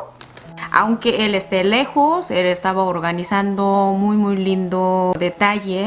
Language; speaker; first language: Spanish; non-native, learner; Korean